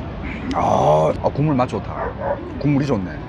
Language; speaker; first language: Korean; native; Korean